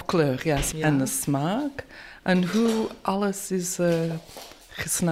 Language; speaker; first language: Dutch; non-native, learner; English